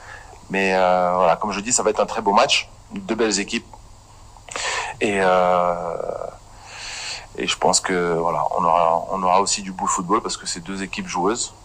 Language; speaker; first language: French; native; French